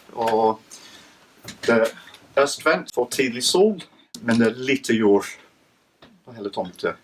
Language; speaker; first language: Norwegian; non-native, fluent; English